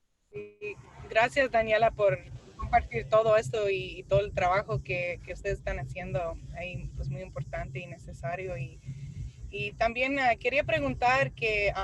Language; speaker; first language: Spanish; early bilingual, heritage; Spanish